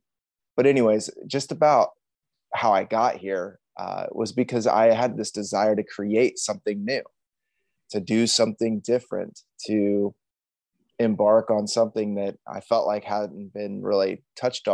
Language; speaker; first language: English; native; English